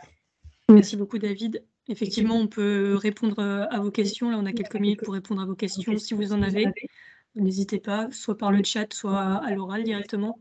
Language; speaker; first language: French; native; French